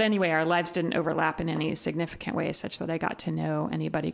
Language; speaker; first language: English; native; English